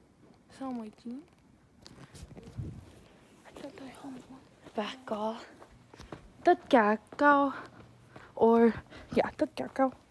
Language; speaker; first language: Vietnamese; non-native, learner; English